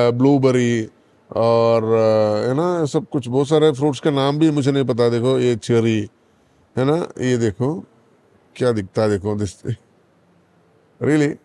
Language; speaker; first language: Hindi; non-native, local second language; Malayalam